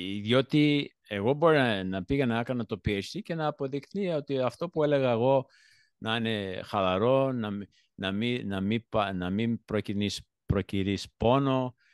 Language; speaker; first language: Greek; early bilingual, heritage; Greek